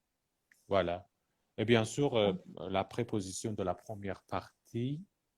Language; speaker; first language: French; non-native, fluent; Persian